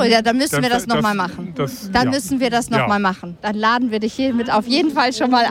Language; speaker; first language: German; native; German